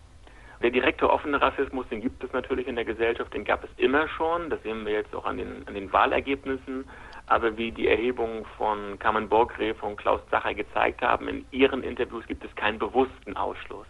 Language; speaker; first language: German; native; German